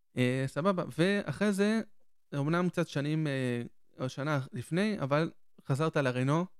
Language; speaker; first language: Hebrew; native; Hebrew